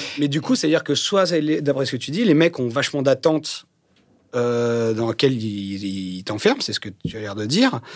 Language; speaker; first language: French; native; French